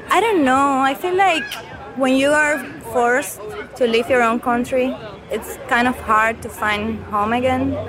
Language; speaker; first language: English; non-native, fluent; Spanish